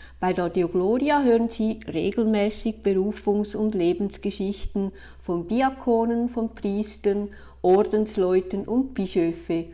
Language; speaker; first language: German; native; German